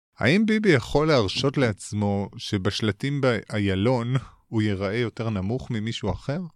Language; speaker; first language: Hebrew; native; Hebrew